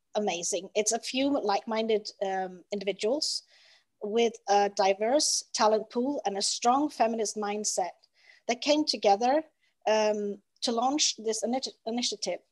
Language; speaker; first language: English; non-native, fluent; Norwegian